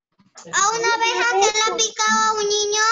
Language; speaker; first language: Spanish; native; Spanish